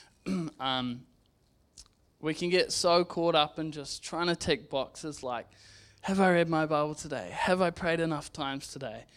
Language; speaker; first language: English; native; English